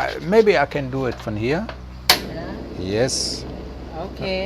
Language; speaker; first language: English; non-native, learner; German